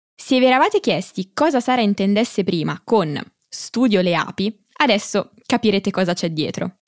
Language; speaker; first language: Italian; native; Italian